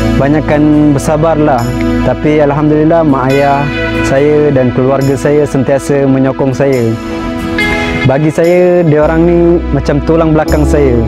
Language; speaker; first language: Malay; non-native, local second language; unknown